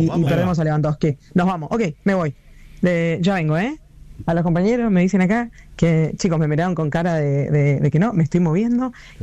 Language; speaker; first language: Spanish; native; Spanish